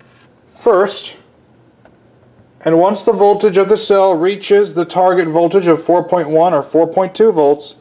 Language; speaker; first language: English; native; English